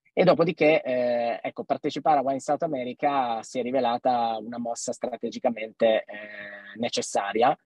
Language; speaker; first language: Italian; native; Italian